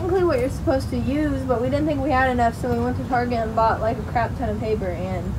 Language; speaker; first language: English; native; English